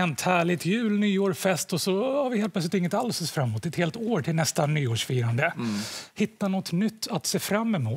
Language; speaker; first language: Swedish; native; Swedish